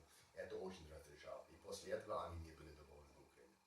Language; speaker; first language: Russian; non-native, learner; English